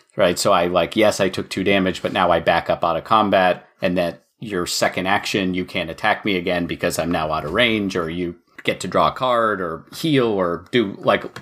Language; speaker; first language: English; native; English